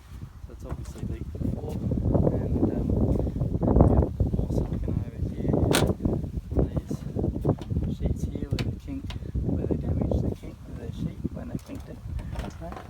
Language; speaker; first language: English; native; English